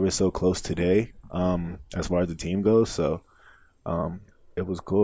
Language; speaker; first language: English; native; English